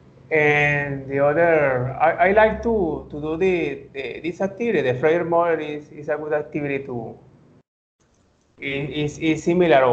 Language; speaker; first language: English; non-native, learner; Spanish